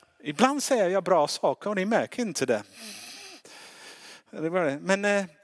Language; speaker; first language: Swedish; non-native, fluent; English